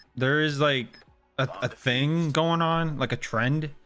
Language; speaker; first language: English; native; English